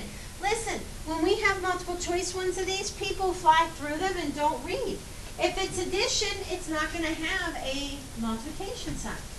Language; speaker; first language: English; native; English